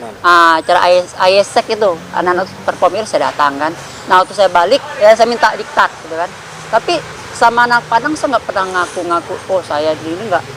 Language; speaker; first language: Indonesian; non-native, local second language; Minangkabau